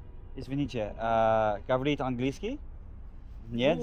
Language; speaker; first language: Russian; non-native, learner; English